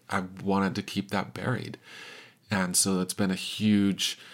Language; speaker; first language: English; native; English